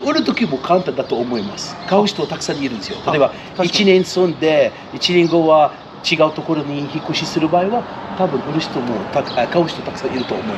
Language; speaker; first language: Japanese; non-native, learner; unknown